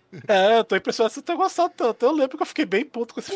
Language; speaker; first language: Portuguese; native; Portuguese